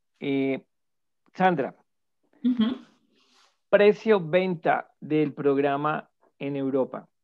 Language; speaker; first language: Spanish; native; Spanish